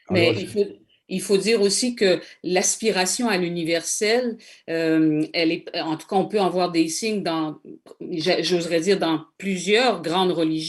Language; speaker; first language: French; native; French